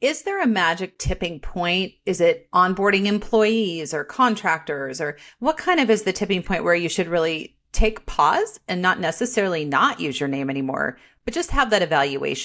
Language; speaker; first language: English; native; English